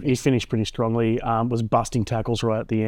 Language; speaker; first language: English; native; English